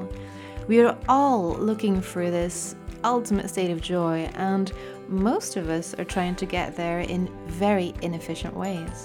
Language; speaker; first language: English; non-native, fluent; French